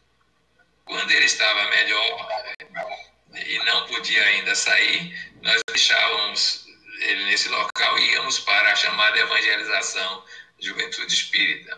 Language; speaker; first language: Portuguese; native; Portuguese